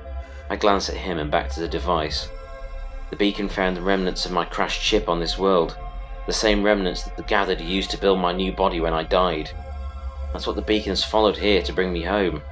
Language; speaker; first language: English; native; English